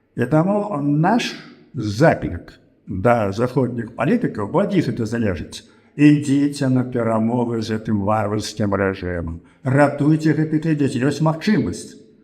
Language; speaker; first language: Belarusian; native; Belarusian